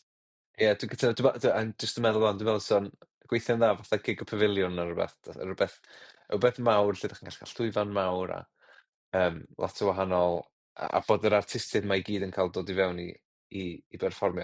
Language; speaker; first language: Welsh; native; Welsh